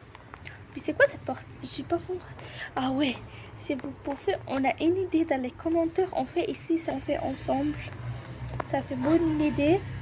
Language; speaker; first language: French; non-native, learner; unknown